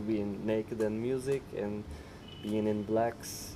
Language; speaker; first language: English; non-native, fluent; Turkish